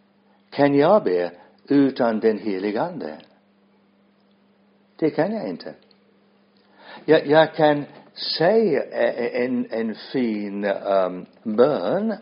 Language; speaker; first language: Swedish; non-native, fluent; English